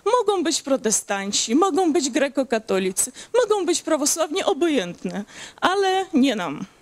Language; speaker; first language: Polish; early bilingual, heritage; Polish